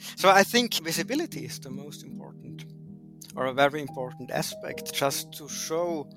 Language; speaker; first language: English; non-native, fluent; German